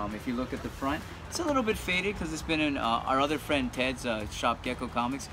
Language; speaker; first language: English; native; English